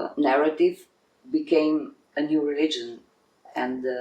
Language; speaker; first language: English; non-native, fluent; Slovenian